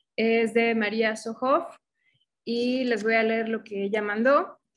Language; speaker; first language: Spanish; native; Spanish